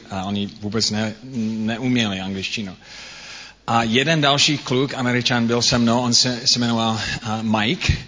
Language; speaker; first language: Czech; non-native, fluent; English